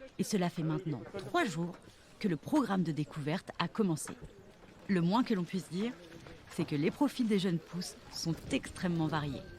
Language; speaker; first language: French; native; French